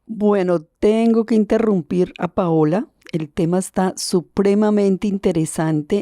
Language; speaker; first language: Spanish; native; Spanish